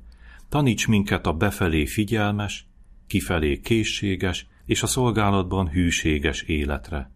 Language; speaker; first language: Hungarian; native; Hungarian